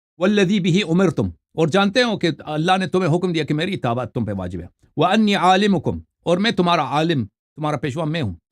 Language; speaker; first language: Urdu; non-native, fluent; Persian